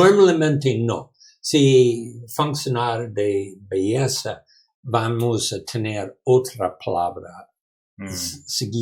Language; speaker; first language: Spanish; non-native, learner; English